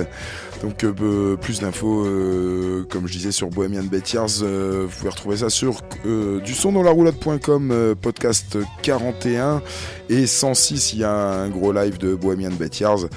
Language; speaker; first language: French; native; French